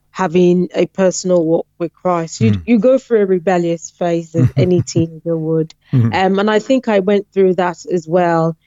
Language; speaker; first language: English; non-native, local second language; Yoruba